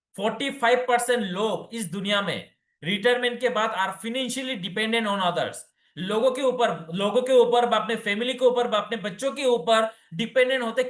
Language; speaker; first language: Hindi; non-native, local second language; Bangla